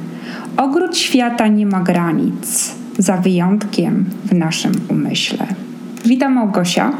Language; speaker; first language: Polish; native; Polish